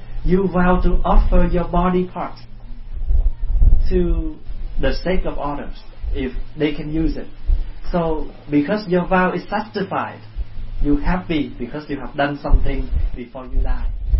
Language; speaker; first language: English; non-native, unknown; Vietnamese